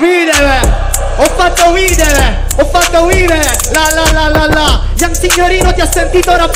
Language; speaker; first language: Italian; native; Italian